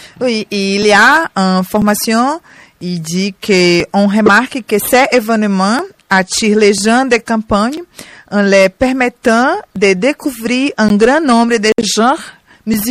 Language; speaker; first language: French; non-native, learner; Portuguese